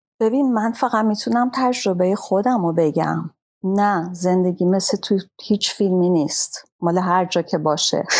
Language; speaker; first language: Persian; native; Persian